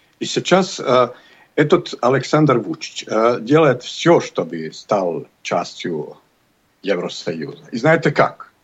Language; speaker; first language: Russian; non-native, learner; Bosnian